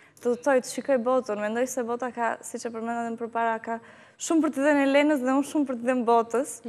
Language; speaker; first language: Albanian; early bilingual, heritage; Albanian